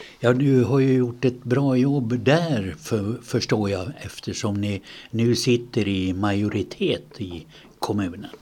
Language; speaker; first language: Swedish; native; Swedish